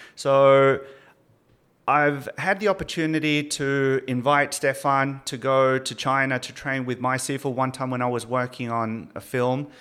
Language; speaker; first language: English; early bilingual, other home language; Spanish